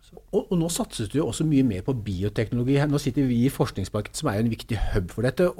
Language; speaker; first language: Norwegian; native; Norwegian